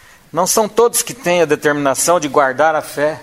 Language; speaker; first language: Portuguese; native; Portuguese